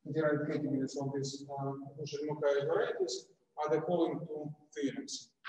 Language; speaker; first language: English; non-native, fluent; Russian